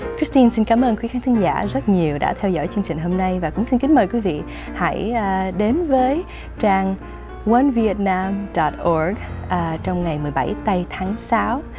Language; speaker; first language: Vietnamese; early bilingual, heritage; Vietnamese